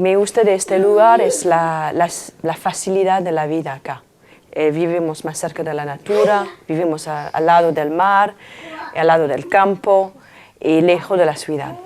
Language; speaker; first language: Spanish; non-native, learner; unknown